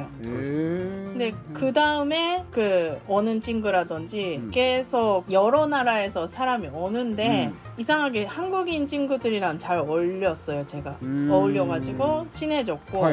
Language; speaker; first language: Korean; non-native, fluent; Japanese